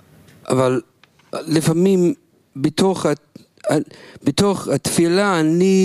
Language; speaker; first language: Hebrew; non-native, learner; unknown